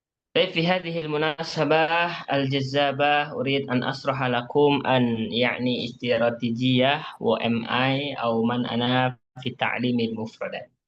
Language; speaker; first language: Arabic; non-native, learner; Indonesian